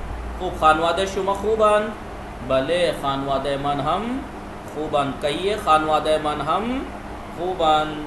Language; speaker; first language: Persian; non-native, fluent; Urdu